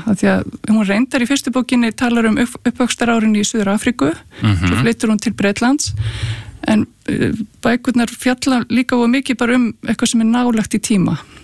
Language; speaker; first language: Icelandic; native; Icelandic